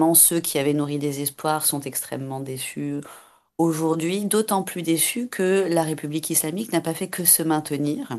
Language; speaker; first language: French; native; French